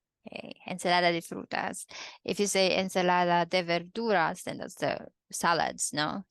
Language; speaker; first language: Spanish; non-native, fluent; Filipino